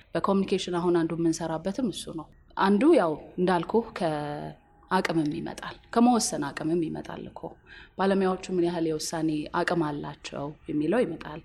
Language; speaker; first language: Amharic; native; Amharic